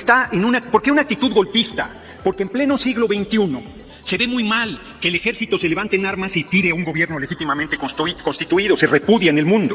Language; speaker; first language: Spanish; native; Spanish